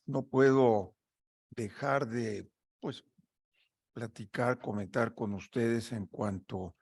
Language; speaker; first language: Spanish; native; Spanish